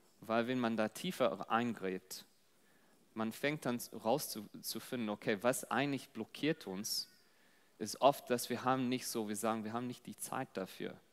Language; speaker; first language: German; non-native, fluent; English